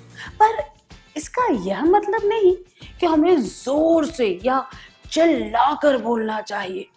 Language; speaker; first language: Hindi; native; Hindi